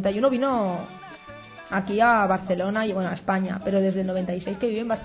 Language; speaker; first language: Spanish; native; Spanish